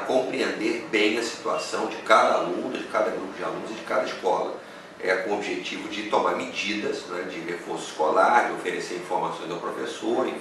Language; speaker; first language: Portuguese; native; Portuguese